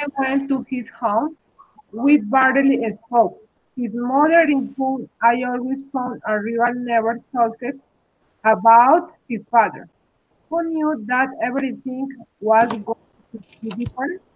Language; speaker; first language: English; non-native, learner; Spanish